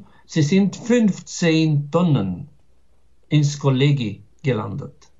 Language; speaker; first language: German; non-native, fluent; Arabic